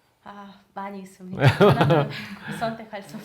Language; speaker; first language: Korean; non-native, fluent; Croatian